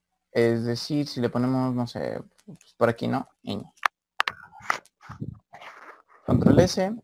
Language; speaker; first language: Spanish; native; Spanish